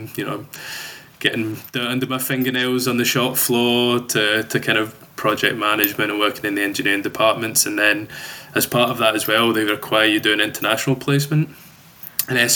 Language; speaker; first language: English; native; English